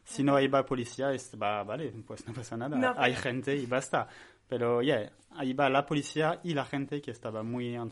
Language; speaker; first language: Spanish; non-native, learner; French